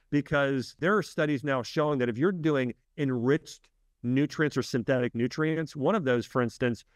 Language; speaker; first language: English; native; English